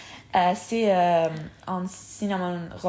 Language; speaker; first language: French; non-native, fluent; Spanish